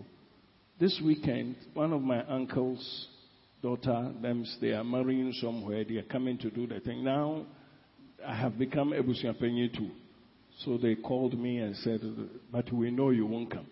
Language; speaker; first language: English; non-native, local second language; Akan